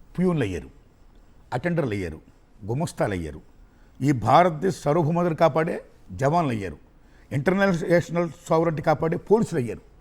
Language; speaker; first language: Telugu; native; Telugu